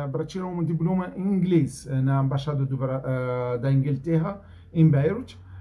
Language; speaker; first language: Portuguese; non-native, learner; Arabic